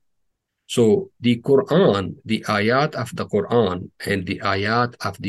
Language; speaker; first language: English; non-native, local second language; Urdu